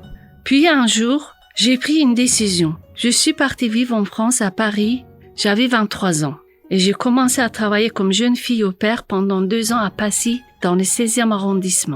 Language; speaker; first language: French; non-native, fluent; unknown